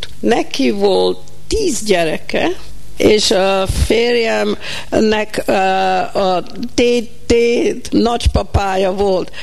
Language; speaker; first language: Hungarian; early bilingual, heritage; Hungarian